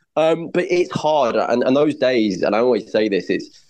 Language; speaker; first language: English; native; English